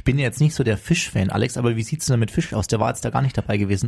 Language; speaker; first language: German; native; German